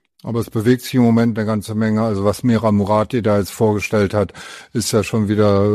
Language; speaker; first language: German; native; German